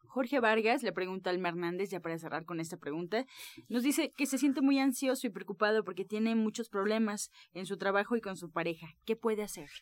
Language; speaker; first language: Spanish; native; Spanish